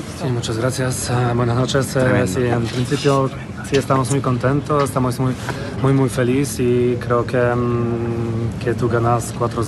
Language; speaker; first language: Spanish; non-native, fluent; Polish